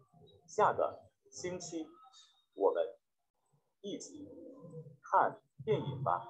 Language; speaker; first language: Chinese; non-native, learner; Vietnamese